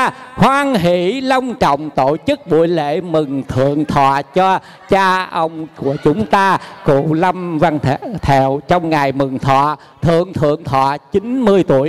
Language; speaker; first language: Vietnamese; native; Vietnamese